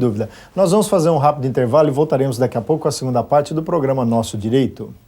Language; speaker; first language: Portuguese; native; Portuguese